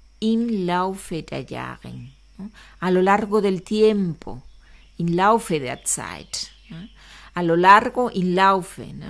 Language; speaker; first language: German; non-native, fluent; Spanish